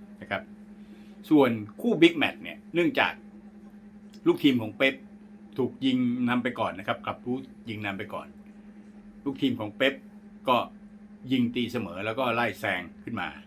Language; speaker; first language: Thai; native; Thai